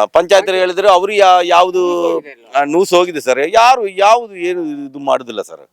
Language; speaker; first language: Kannada; native; Kannada